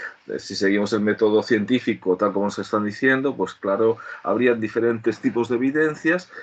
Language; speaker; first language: Spanish; native; Spanish